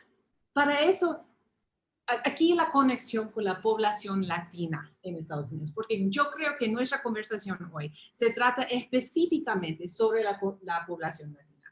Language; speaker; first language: Spanish; early bilingual, heritage; English